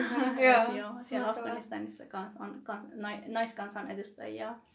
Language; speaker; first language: Finnish; non-native, learner; Persian